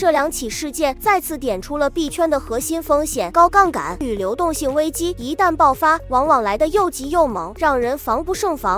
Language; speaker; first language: Chinese; native; Chinese